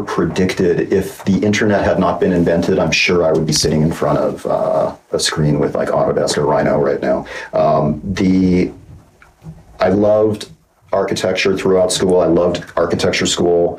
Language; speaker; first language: English; native; English